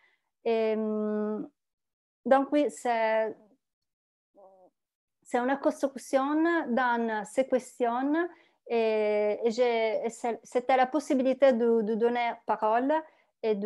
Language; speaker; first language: French; non-native, learner; Italian